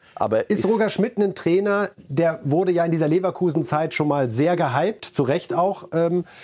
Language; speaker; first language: German; native; German